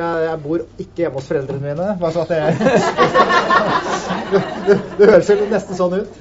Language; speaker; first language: Norwegian; native; Norwegian